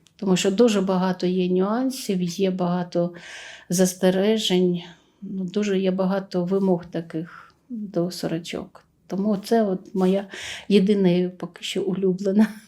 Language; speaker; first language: Ukrainian; native; Ukrainian